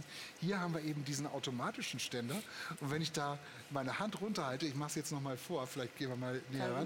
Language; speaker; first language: German; native; German